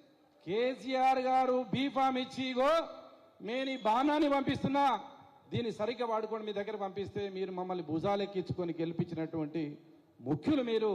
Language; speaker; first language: Telugu; native; Telugu